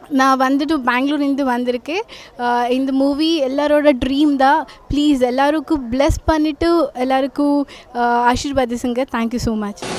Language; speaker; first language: Tamil; non-native, learner; Kannada